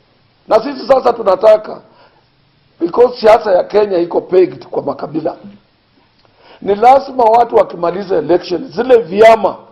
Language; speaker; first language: Swahili; non-native, local second language; Luyia